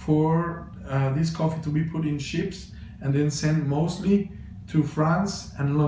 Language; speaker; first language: English; non-native, fluent; Spanish